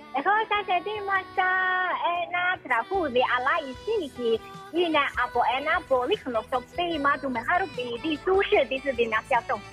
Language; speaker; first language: Greek; non-native, fluent; Chinese